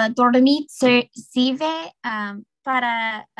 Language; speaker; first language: Spanish; non-native, learner; English